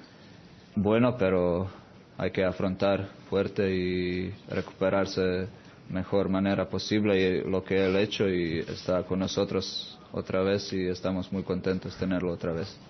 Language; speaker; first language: Spanish; non-native, fluent; Croatian